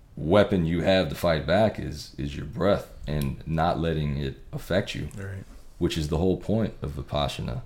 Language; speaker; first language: English; native; English